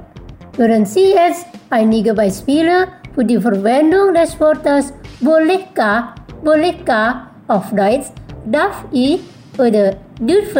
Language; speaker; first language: German; non-native, fluent; Indonesian